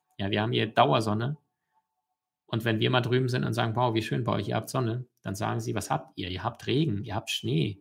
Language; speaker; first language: German; early bilingual, other home language; Russian